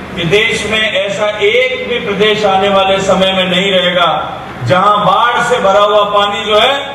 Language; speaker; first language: Hindi; native; Hindi